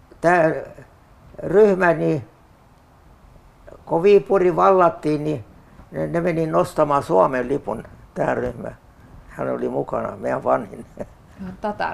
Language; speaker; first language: Finnish; non-native, local second language; Tatar